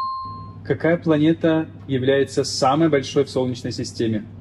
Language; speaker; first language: Russian; non-native, learner; Chinese